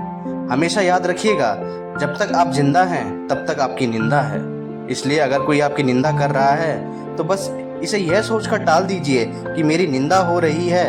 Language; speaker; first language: Hindi; native; Hindi